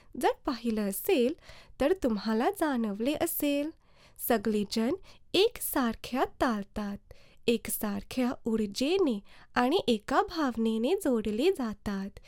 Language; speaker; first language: Marathi; early bilingual, heritage; Marathi